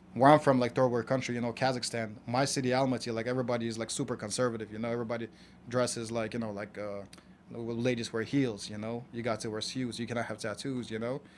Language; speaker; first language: English; non-native, fluent; Kazakh